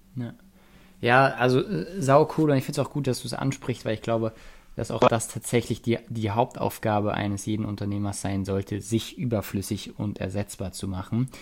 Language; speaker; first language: German; native; German